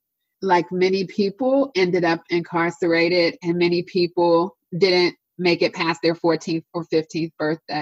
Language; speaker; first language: English; native; English